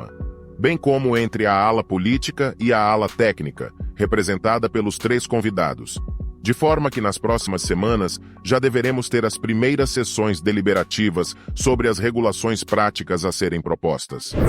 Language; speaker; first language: Portuguese; native; Portuguese